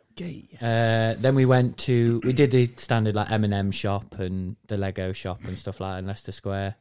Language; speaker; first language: English; native; English